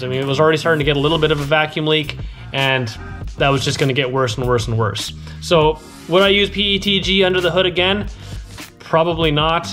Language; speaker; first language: English; native; English